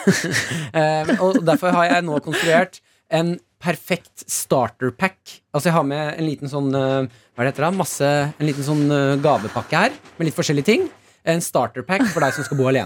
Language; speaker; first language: Norwegian; native; Norwegian